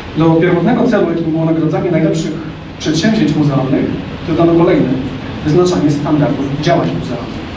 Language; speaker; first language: Polish; native; Polish